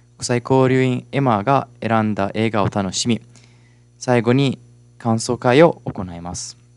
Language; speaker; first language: Japanese; non-native, fluent; Italian